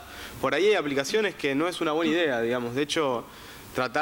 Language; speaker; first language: Spanish; native; Spanish